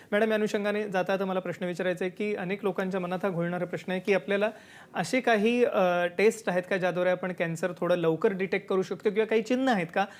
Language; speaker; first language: Marathi; native; Marathi